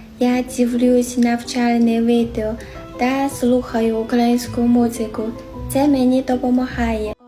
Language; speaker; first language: Ukrainian; non-native, learner; Chinese